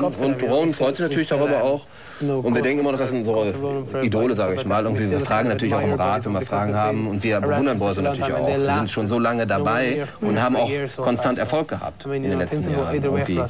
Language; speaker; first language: German; native; German